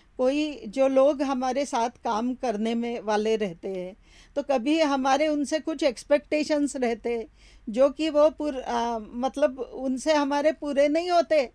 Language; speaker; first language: Hindi; non-native, local second language; Marathi